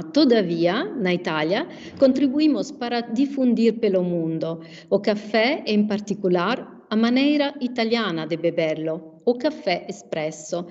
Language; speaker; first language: Portuguese; non-native, fluent; Italian